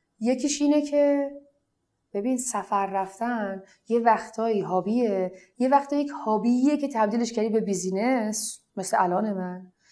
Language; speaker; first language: Persian; non-native, local second language; Arabic